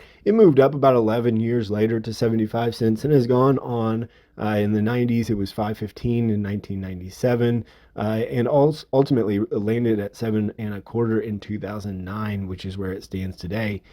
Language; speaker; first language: English; native; English